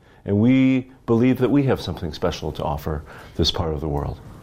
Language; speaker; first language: English; native; English